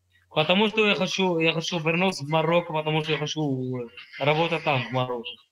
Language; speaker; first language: Russian; non-native, learner; Arabic